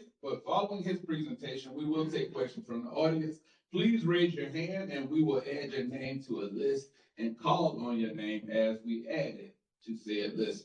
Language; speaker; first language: English; native; English